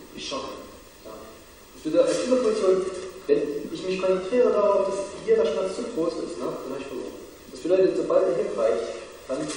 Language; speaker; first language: German; native; German